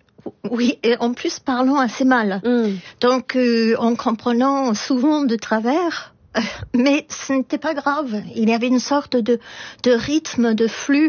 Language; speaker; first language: French; non-native, fluent; English